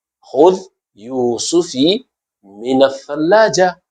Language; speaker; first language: Arabic; non-native, fluent; Hausa